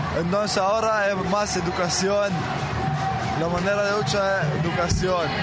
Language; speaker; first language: Spanish; non-native, fluent; Arabic